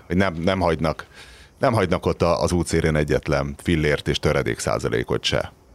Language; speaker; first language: Hungarian; native; Hungarian